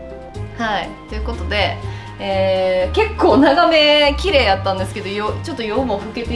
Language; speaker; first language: Japanese; native; Japanese